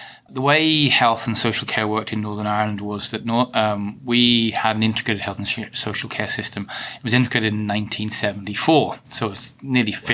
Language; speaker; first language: English; native; English